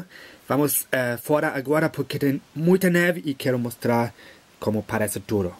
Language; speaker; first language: Portuguese; non-native, fluent; German